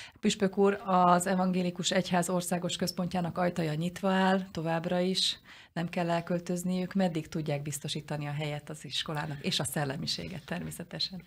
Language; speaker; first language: Hungarian; native; Hungarian